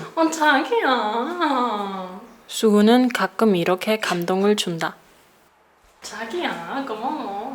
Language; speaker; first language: Korean; non-native, learner; German